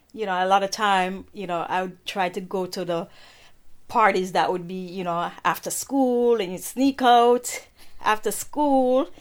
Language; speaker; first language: English; non-native, local second language; Jamaican Creole English